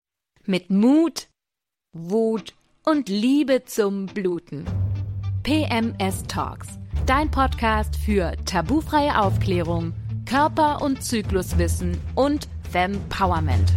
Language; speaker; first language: German; native; German